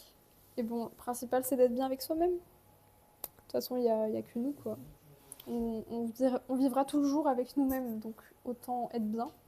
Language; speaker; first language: French; native; French